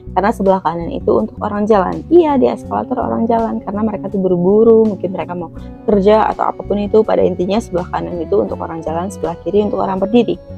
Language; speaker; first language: Indonesian; native; Indonesian